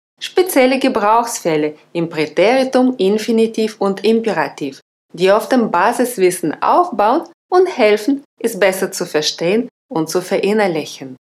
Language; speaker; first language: German; non-native, fluent; Russian